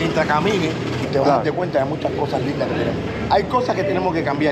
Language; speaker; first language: Spanish; native; Spanish